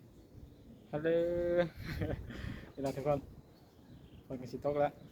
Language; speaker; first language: Thai; non-native, local second language; Northeastern Thai